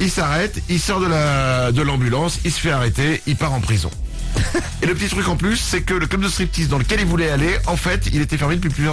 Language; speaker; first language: French; native; French